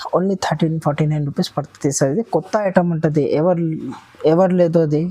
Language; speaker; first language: Telugu; non-native, local second language; Urdu